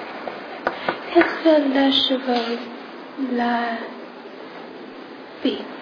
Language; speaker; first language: French; non-native, learner; English